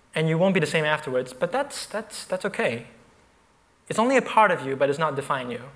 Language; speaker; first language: English; native; English